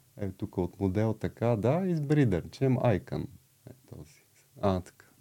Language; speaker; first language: Bulgarian; native; Bulgarian